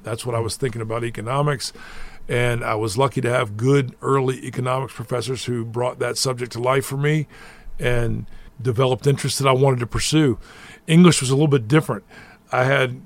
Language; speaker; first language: English; native; English